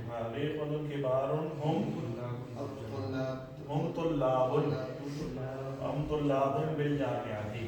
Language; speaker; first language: Arabic; non-native, fluent; Urdu